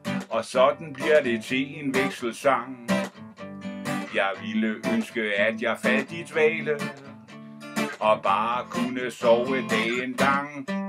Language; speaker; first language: Danish; native; Danish